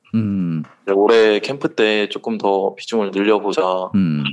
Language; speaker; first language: Korean; native; Korean